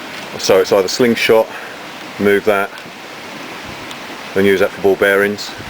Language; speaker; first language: English; native; English